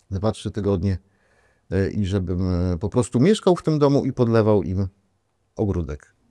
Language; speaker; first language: Polish; native; Polish